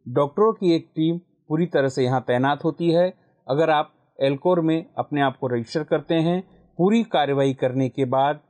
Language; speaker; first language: Hindi; non-native, local second language; Gujarati